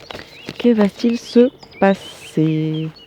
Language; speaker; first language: French; native; French